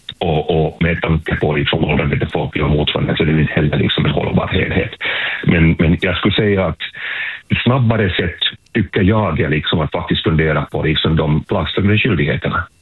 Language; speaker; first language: Swedish; native; Swedish